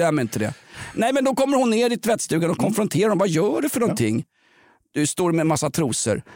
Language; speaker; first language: Swedish; native; Swedish